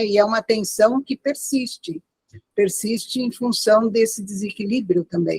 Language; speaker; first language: Portuguese; native; Portuguese